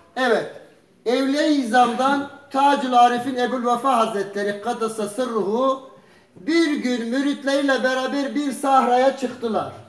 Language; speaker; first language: Turkish; early bilingual, heritage; Turkish